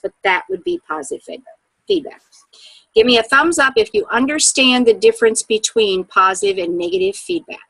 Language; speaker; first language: English; native; English